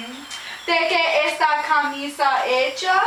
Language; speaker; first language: Spanish; non-native, learner; English